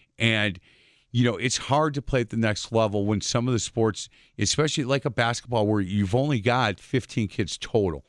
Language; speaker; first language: English; native; English